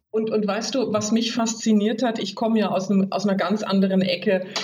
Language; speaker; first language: German; native; German